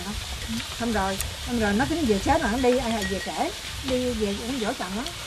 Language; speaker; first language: Vietnamese; native; Vietnamese